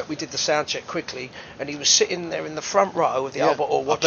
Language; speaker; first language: English; native; English